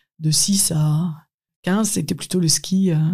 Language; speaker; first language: French; native; French